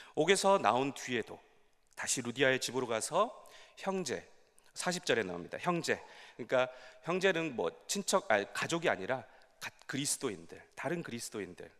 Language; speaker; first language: Korean; native; Korean